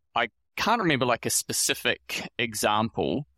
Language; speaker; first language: English; native; English